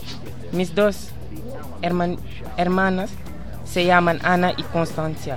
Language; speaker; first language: Spanish; non-native, learner; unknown